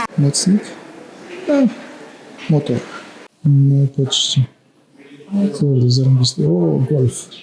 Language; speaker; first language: Polish; non-native, learner; Russian